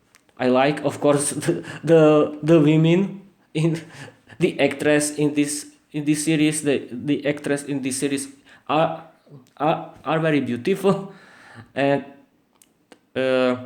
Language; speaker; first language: English; non-native, learner; Slovak